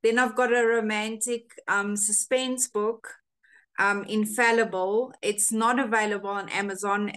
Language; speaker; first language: English; non-native, local second language; Afrikaans